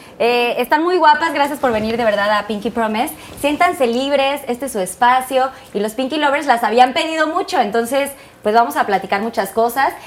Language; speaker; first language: Spanish; native; Spanish